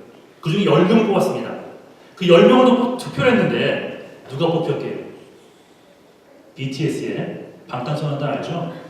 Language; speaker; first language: Korean; native; Korean